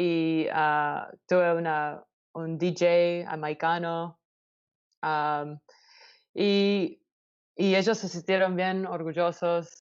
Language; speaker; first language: Spanish; early bilingual, heritage; Spanish